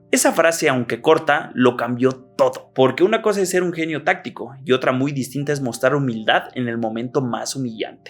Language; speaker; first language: Spanish; native; Spanish